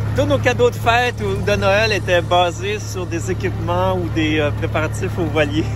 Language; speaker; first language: French; native; French